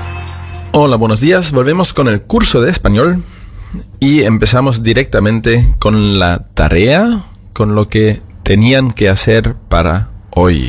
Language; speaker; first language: Spanish; non-native, fluent; German